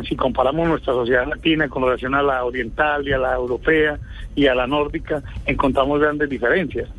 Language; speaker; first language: Spanish; native; Spanish